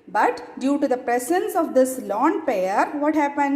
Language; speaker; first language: English; non-native, local second language; Malayalam